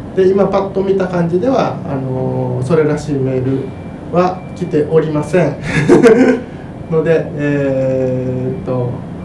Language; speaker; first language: Japanese; native; Japanese